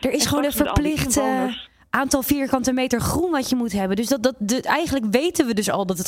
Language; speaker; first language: Dutch; native; Dutch